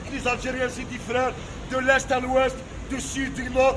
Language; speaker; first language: French; non-native, local second language; Arabic